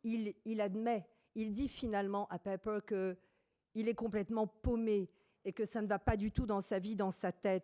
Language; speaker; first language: French; native; French